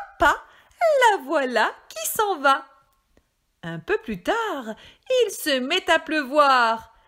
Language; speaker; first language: French; native; French